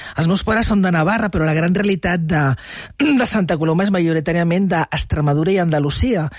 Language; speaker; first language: Catalan; non-native, local second language; Spanish